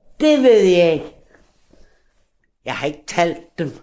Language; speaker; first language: Danish; non-native, fluent; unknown